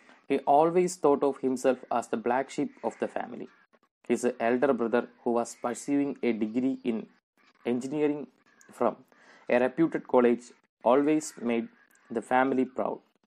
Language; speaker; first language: English; non-native, local second language; Malayalam